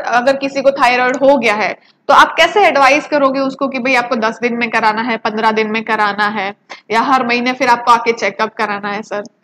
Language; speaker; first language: Hindi; non-native, local second language; Gujarati